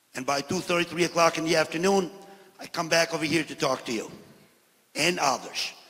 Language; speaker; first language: English; non-native, fluent; Albanian